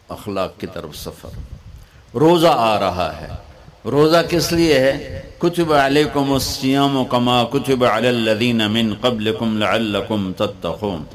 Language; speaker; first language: Urdu; non-native, local second language; Punjabi